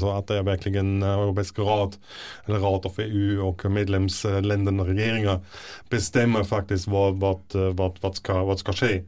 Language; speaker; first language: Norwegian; non-native, fluent; German